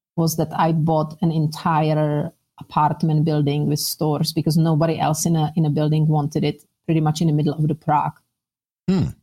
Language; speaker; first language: English; non-native, fluent; Czech